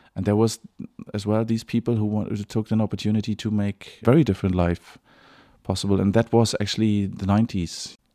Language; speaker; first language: English; non-native, fluent; German